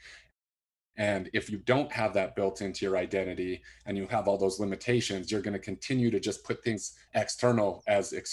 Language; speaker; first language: English; native; English